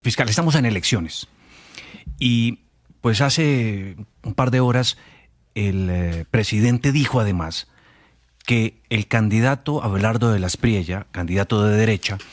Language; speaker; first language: Spanish; native; Spanish